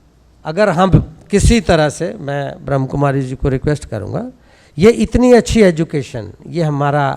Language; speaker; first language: Hindi; native; Hindi